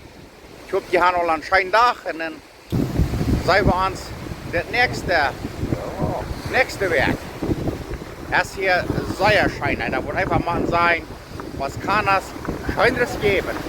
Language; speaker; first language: German; non-native, learner; Plautdietsch